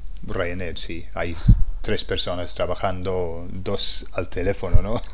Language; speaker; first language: Spanish; non-native, fluent; English